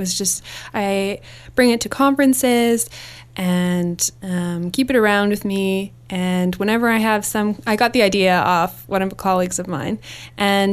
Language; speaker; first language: English; native; English